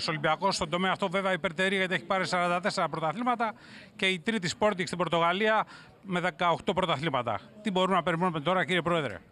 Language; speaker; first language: Greek; native; Greek